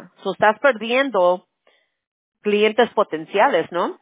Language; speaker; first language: Spanish; early bilingual, heritage; Spanish